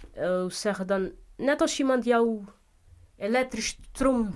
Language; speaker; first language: Dutch; non-native, fluent; Portuguese